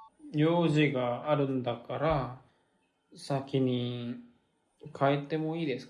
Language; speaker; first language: Japanese; non-native, learner; Korean